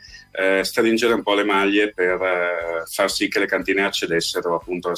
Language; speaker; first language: Italian; native; Italian